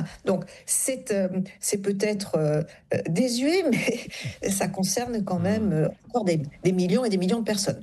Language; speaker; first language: French; native; French